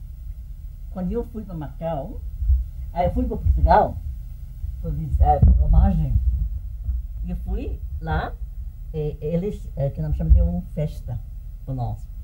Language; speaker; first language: Portuguese; early bilingual, heritage; English